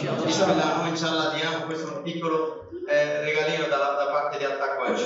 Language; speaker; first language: Italian; non-native, fluent; Bangla